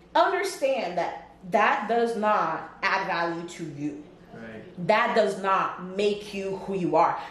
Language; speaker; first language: English; early bilingual, other home language; Portuguese